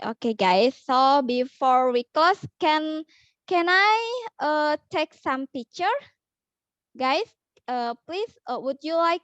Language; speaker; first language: English; non-native, learner; Indonesian